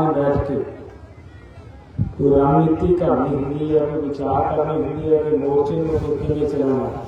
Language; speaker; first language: Hindi; non-native, local second language; Punjabi